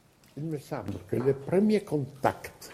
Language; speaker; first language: French; non-native, fluent; Italian